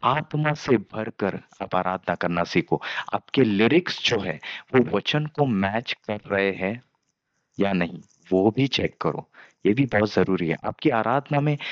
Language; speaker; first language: Hindi; non-native, local second language; Marathi